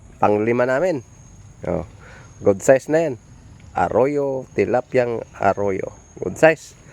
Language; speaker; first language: Filipino; non-native, local second language; Cebuano